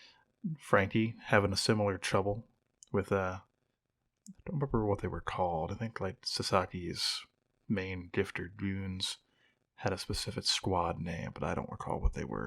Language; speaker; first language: English; native; English